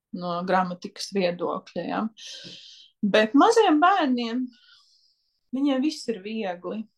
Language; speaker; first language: Latvian; native; Latvian